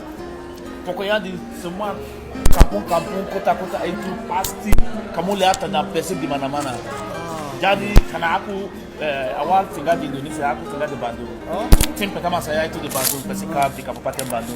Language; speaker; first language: Indonesian; non-native, fluent; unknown